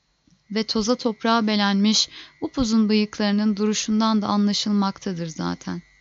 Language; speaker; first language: Turkish; native; Turkish